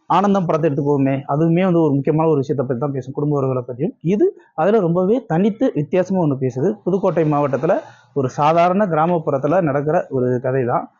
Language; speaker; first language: Tamil; native; Tamil